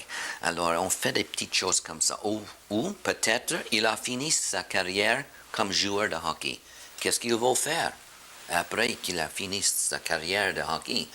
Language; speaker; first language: French; non-native, fluent; English